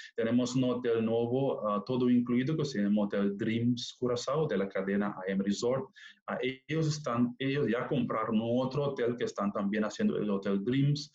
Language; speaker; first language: Spanish; non-native, fluent; Papiamento